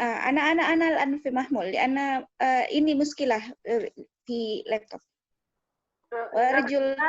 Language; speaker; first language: Arabic; non-native, fluent; Indonesian